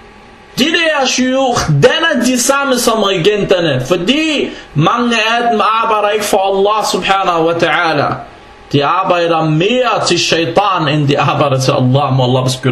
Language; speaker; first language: Danish; non-native, fluent; Arabic